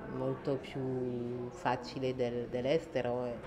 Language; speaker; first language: Italian; non-native, fluent; French